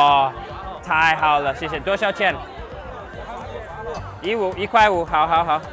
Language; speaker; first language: Chinese; non-native, learner; English